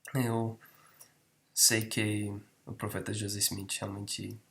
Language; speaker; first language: Portuguese; non-native, fluent; English